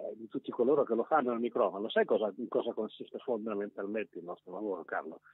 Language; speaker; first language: Italian; native; Italian